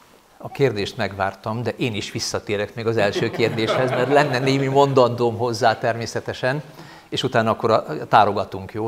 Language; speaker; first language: Hungarian; native; Hungarian